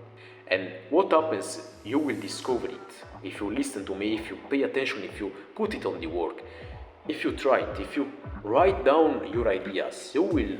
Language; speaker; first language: English; non-native, fluent; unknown